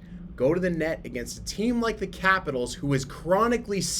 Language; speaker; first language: English; native; English